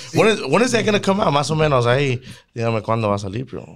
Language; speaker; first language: Spanish; early bilingual, heritage; Spanish